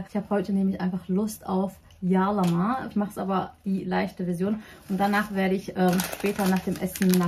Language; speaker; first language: German; early bilingual, other home language; Turkish